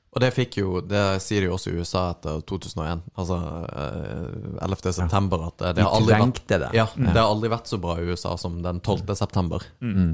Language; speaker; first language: Norwegian; native; Norwegian